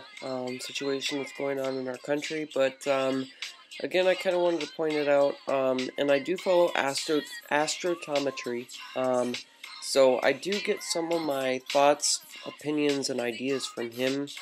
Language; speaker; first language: English; native; English